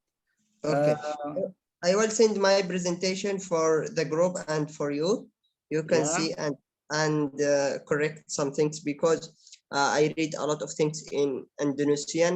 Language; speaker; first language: English; non-native, learner; Arabic